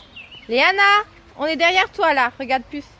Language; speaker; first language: French; native; French